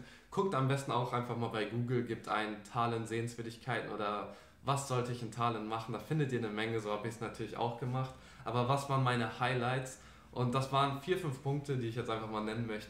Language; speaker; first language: German; native; German